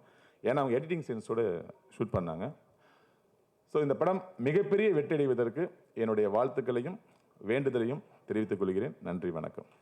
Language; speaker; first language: Tamil; native; Tamil